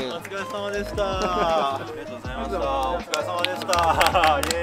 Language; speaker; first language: Japanese; native; Japanese